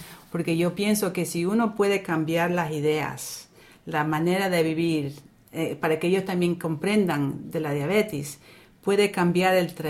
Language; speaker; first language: Spanish; early bilingual, other home language; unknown